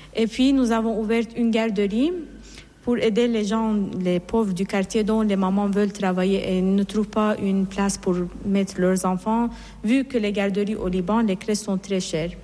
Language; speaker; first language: French; non-native, fluent; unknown